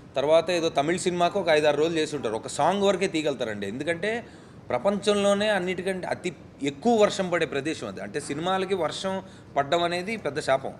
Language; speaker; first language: Telugu; native; Telugu